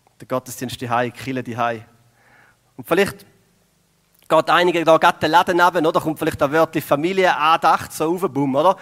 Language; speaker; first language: German; native; German